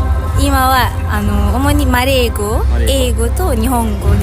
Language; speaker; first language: Japanese; non-native, fluent; Malay